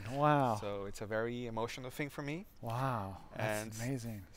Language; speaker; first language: English; non-native, fluent; Portuguese